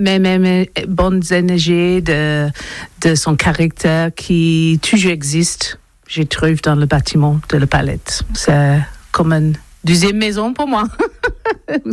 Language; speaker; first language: French; non-native, learner; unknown